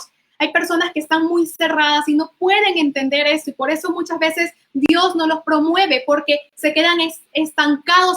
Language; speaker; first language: Spanish; native; Spanish